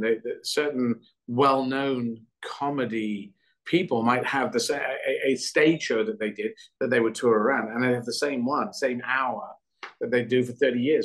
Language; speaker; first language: English; native; English